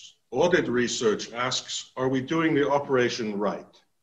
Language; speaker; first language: English; non-native, fluent; Icelandic